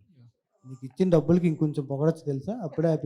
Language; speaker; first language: Telugu; native; Telugu